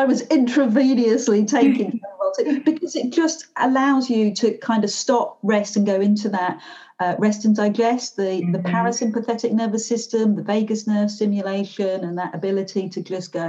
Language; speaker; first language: English; native; English